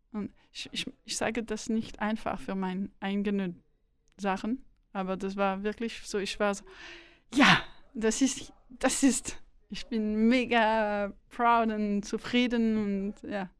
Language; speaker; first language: German; non-native, learner; French